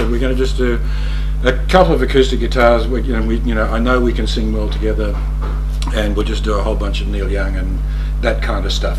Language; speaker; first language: English; native; English